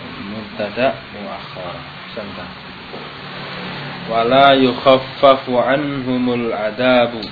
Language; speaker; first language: Arabic; non-native, fluent; Indonesian